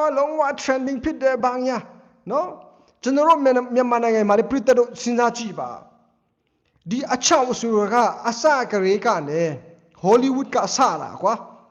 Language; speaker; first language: Burmese; non-native, local second language; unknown